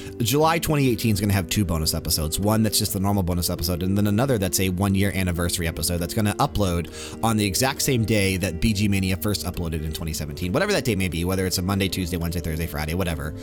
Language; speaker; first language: English; native; English